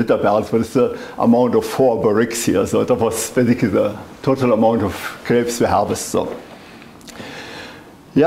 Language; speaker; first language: English; non-native, fluent; German